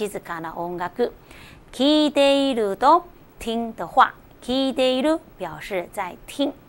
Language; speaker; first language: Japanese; non-native, fluent; Chinese